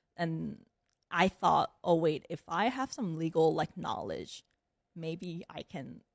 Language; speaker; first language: English; early bilingual, other home language; Korean